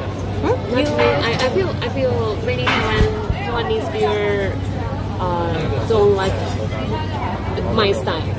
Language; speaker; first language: English; non-native, learner; Chinese